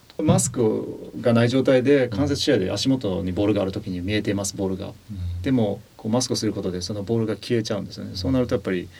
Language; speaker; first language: Japanese; native; Japanese